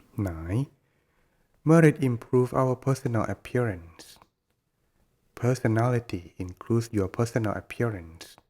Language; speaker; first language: English; non-native, fluent; Thai